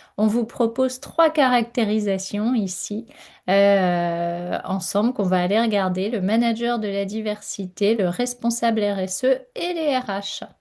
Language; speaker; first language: French; native; French